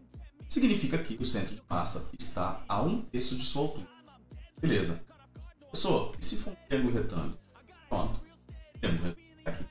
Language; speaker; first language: Portuguese; native; Portuguese